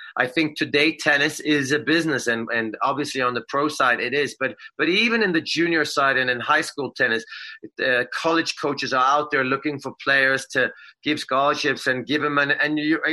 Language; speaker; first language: English; non-native, fluent; Swedish